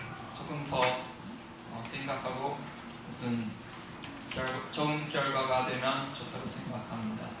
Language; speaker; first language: Korean; non-native, fluent; English